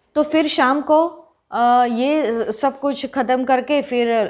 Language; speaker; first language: Hindi; non-native, local second language; Gujarati